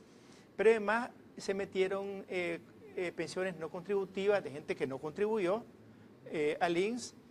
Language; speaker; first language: Spanish; native; Spanish